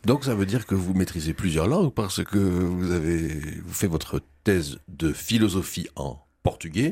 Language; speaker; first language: French; native; French